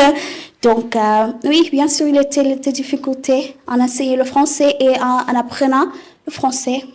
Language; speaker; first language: French; non-native, fluent; Southern Sotho